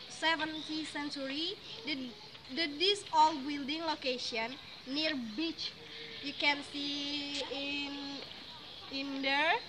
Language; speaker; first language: English; non-native, learner; Indonesian